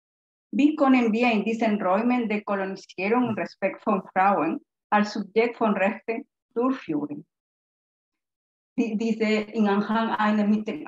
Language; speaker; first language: German; non-native, learner; Spanish